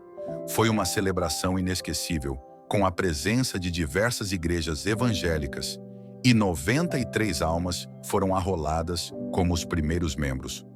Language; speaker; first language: Portuguese; native; Portuguese